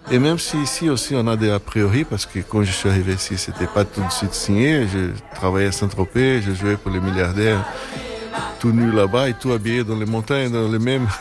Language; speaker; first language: French; non-native, fluent; Portuguese